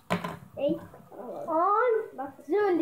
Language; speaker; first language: Russian; early bilingual, heritage; Russian